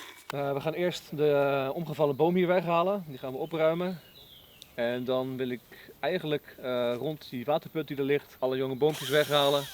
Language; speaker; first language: Dutch; native; Dutch